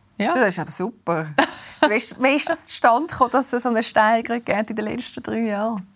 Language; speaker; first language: German; native; German